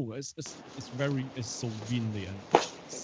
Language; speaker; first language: English; non-native, learner; Chinese